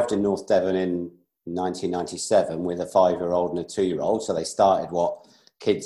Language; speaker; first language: English; native; English